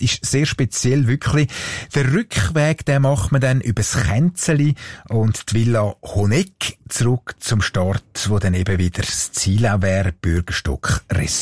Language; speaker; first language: German; native; German